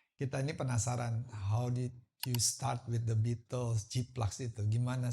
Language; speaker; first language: Indonesian; native; Indonesian